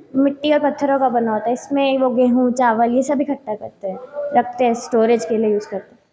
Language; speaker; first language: Hindi; native; Hindi